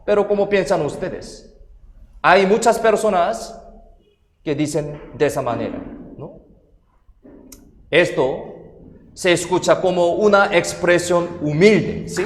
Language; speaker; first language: Spanish; non-native, fluent; Korean